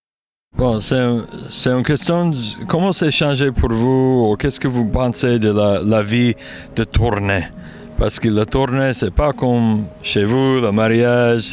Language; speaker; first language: French; non-native, learner; English